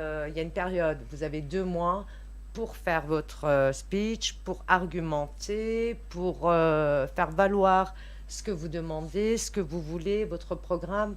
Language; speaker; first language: French; native; French